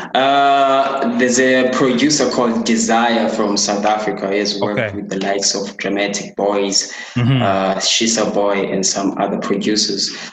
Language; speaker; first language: English; non-native, local second language; Xhosa